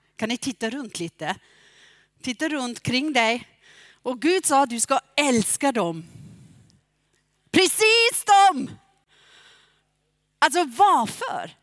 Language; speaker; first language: Swedish; non-native, fluent; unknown